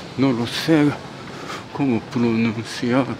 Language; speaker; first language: Spanish; non-native, learner; Japanese